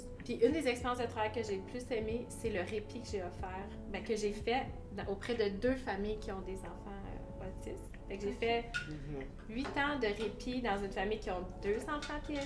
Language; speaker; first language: French; native; French